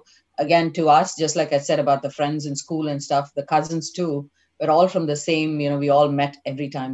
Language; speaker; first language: English; non-native, local second language; Tamil